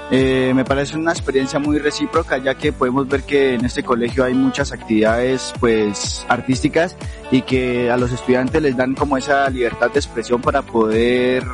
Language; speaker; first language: Spanish; native; Spanish